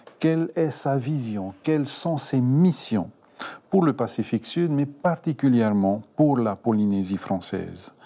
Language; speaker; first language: French; native; French